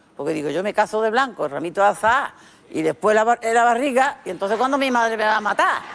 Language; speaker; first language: Spanish; native; Spanish